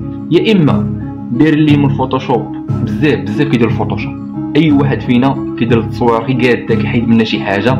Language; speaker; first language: Arabic; native; Arabic